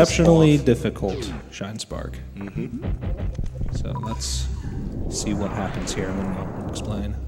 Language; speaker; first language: English; native; English